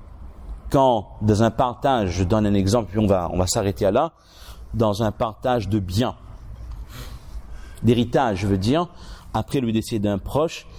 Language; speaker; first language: French; native; French